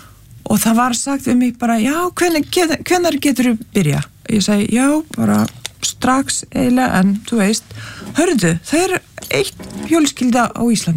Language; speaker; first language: Icelandic; non-native, fluent; Lithuanian